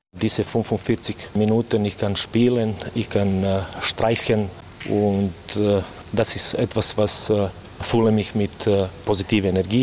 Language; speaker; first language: German; non-native, learner; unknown